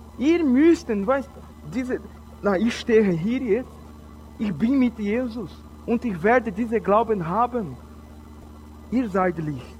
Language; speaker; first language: German; non-native, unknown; Portuguese